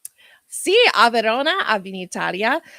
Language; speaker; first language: Italian; non-native, learner; English